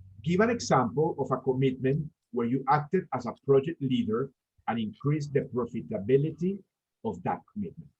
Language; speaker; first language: English; non-native, fluent; Spanish